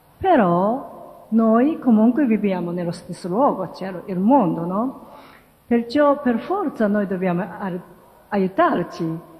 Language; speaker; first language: Italian; non-native, learner; Japanese